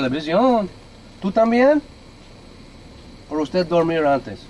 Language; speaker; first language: Spanish; non-native, learner; English